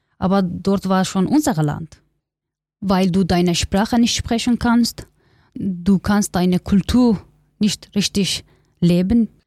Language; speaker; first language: German; non-native, learner; Kurdish